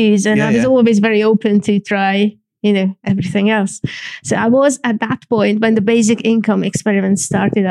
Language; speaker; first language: English; non-native, fluent; Hungarian